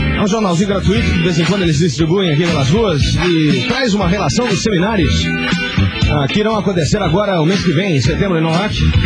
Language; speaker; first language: Portuguese; native; Portuguese